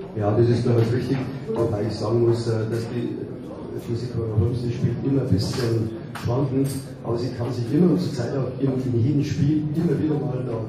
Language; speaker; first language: German; native; German